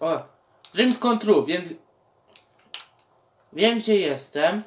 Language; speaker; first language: Polish; native; Polish